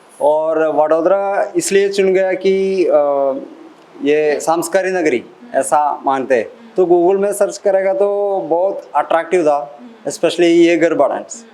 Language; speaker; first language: Hindi; non-native, local second language; Malayalam